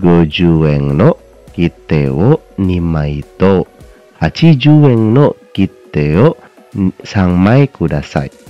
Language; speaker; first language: Japanese; non-native, fluent; Indonesian